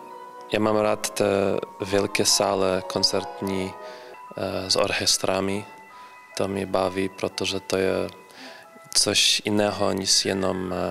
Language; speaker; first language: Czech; non-native, learner; Polish